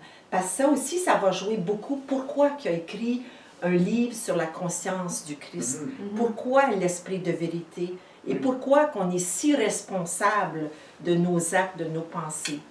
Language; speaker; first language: French; native; French